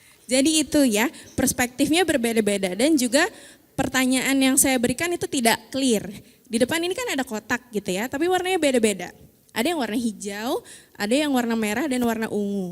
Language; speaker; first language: Indonesian; native; Indonesian